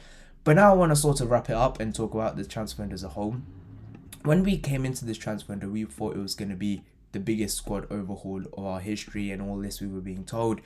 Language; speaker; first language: English; native; English